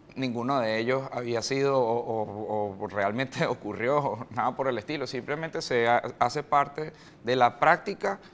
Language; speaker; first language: Spanish; native; Spanish